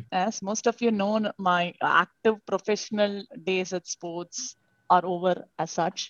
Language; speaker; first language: English; non-native, local second language; Tamil